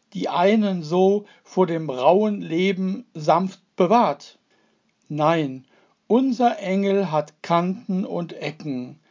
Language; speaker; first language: German; native; German